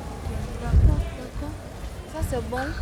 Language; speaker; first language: French; non-native, fluent; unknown